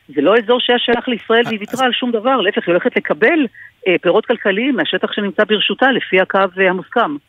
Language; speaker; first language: Hebrew; native; Hebrew